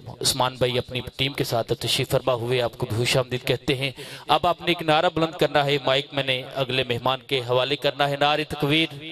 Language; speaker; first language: Urdu; non-native, local second language; Punjabi